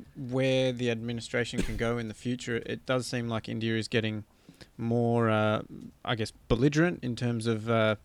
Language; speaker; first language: English; native; English